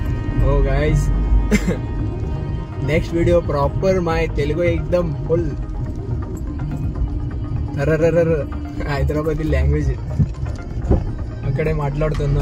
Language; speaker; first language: Telugu; non-native, local second language; Kannada